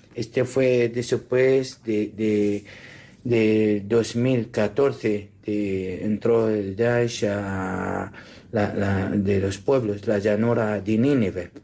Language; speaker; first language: Spanish; non-native, learner; Assyrian Neo-Aramaic